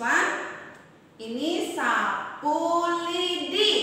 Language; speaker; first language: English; non-native, learner; Indonesian